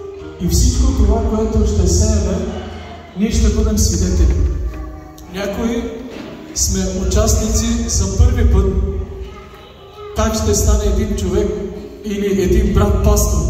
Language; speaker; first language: Bulgarian; non-native, local second language; Turkish